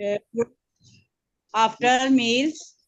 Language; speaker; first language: English; non-native, learner; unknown